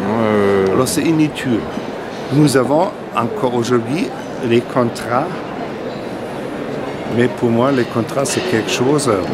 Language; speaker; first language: French; non-native, fluent; German